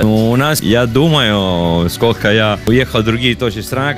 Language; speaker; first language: Russian; non-native, learner; Italian